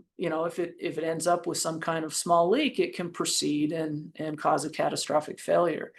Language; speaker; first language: English; native; English